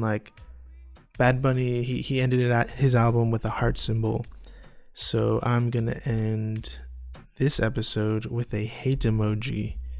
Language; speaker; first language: English; native; English